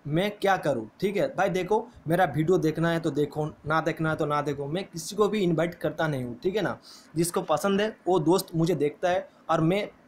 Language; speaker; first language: Hindi; non-native, local second language; Bangla